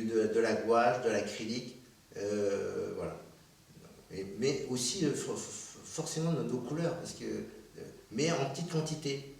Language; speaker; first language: French; early bilingual, other home language; Korean